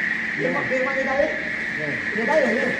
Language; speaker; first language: Polish; non-native, learner; Filipino